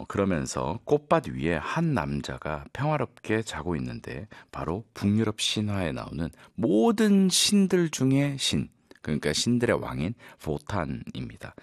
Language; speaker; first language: Korean; native; Korean